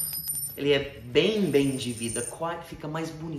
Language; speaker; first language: Portuguese; non-native, fluent; English